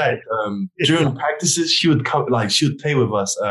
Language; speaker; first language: English; native; English